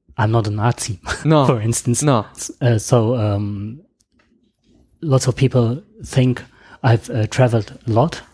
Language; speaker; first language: English; non-native, learner; German